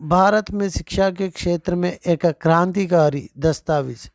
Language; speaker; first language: Hindi; non-native, local second language; Telugu